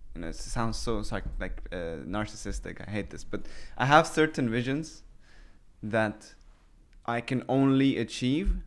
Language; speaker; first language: English; early bilingual, other home language; Persian